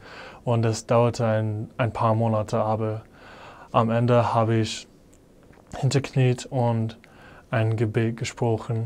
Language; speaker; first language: German; non-native, fluent; English